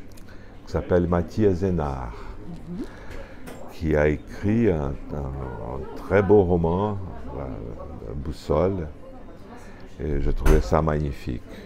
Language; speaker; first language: French; non-native, fluent; Portuguese